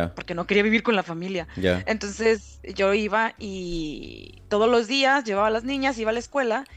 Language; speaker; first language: Spanish; native; Spanish